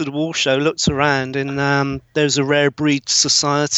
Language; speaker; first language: English; native; English